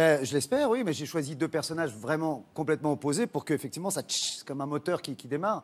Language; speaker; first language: French; native; French